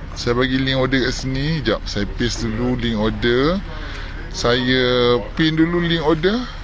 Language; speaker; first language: Malay; non-native, local second language; Chinese